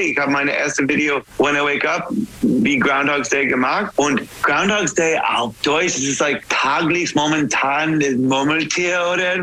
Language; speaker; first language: German; non-native, learner; English